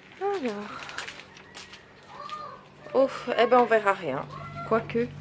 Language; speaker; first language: French; native; French